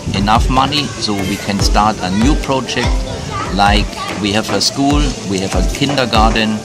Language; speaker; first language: English; non-native, fluent; German